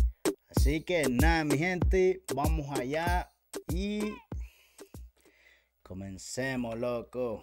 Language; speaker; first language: Spanish; native; Spanish